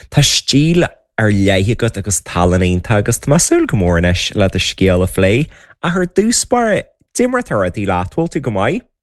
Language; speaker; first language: Irish; native; Irish